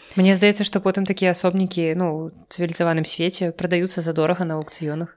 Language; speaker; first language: Belarusian; non-native, local second language; Russian